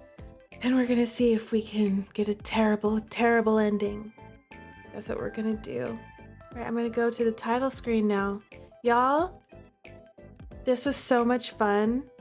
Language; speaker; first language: English; native; English